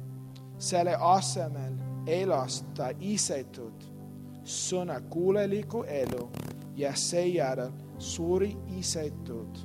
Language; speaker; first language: Estonian; non-native, learner; English